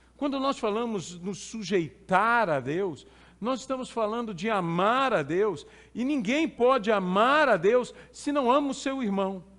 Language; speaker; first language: Portuguese; native; Portuguese